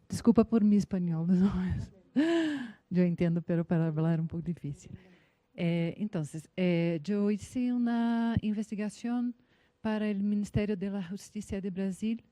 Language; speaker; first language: Spanish; non-native, learner; Portuguese